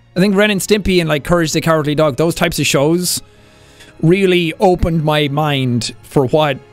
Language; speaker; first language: English; native; English